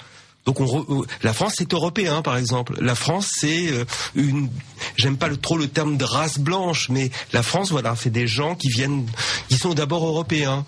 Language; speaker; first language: French; native; French